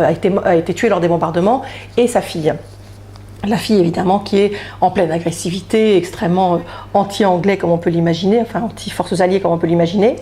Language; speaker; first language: French; native; French